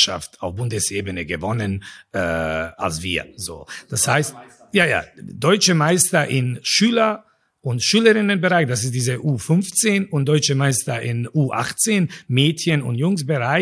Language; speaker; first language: German; non-native, fluent; Croatian